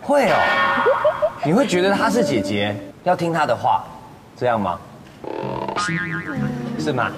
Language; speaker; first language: Chinese; native; Chinese